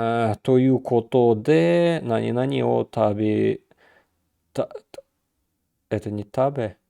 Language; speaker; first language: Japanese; non-native, learner; Russian